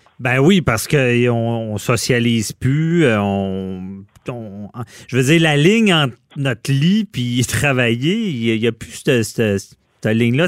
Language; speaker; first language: French; native; French